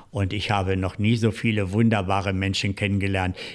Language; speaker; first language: German; native; German